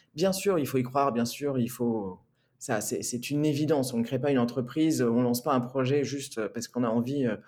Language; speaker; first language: French; native; French